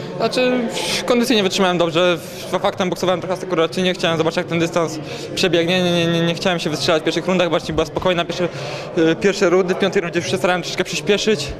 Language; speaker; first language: Polish; native; Polish